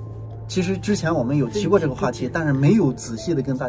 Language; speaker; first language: Chinese; native; Chinese